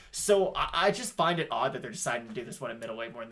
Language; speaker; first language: English; native; English